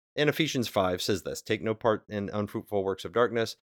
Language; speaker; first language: English; native; English